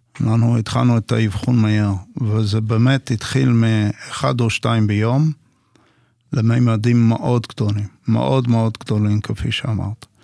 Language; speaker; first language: Hebrew; non-native, fluent; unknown